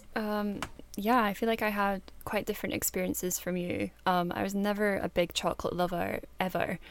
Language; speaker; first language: English; native; English